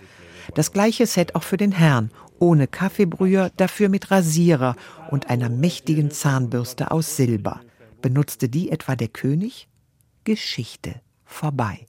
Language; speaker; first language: German; native; German